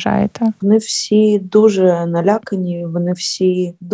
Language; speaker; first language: Polish; non-native, learner; Ukrainian